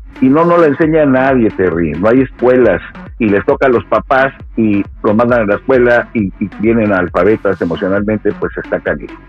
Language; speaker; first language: Spanish; native; Spanish